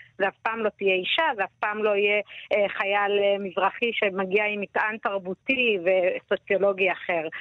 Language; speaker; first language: Hebrew; native; Hebrew